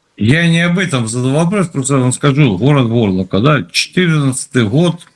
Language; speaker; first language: Russian; native; Russian